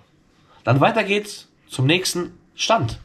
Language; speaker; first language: German; native; German